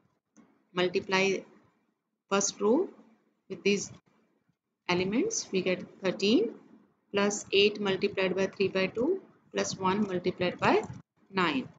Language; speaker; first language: English; non-native, local second language; Hindi